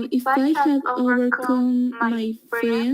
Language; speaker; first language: English; non-native, learner; Spanish